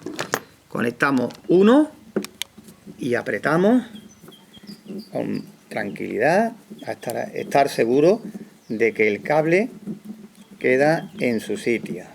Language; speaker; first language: Spanish; native; Spanish